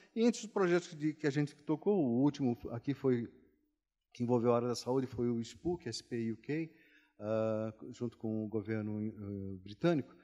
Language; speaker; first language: Portuguese; native; Portuguese